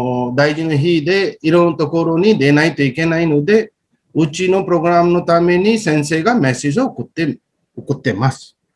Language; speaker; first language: Japanese; non-native, fluent; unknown